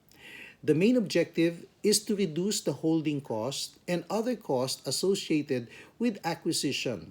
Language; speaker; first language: English; non-native, local second language; Filipino